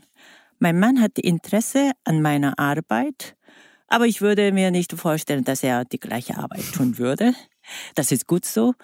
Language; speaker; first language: German; non-native, fluent; Korean